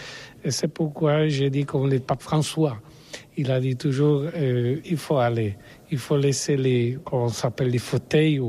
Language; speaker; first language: French; non-native, learner; Polish